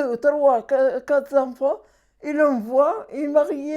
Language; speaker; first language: French; non-native, learner; Arabic